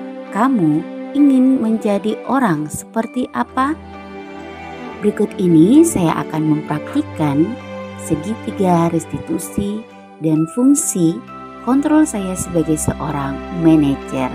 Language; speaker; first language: Indonesian; native; Indonesian